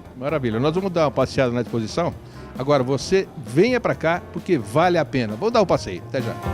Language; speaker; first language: Portuguese; native; Portuguese